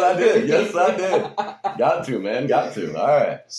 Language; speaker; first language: English; native; English